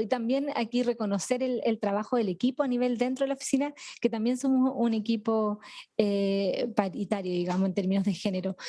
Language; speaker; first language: Spanish; native; Spanish